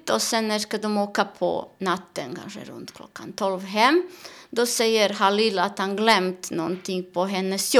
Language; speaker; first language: Swedish; non-native, fluent; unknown